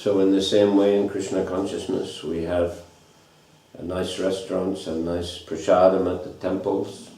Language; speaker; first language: English; non-native, fluent; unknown